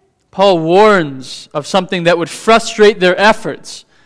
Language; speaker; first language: English; native; English